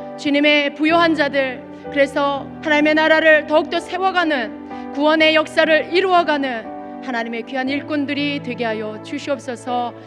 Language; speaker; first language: Korean; native; Korean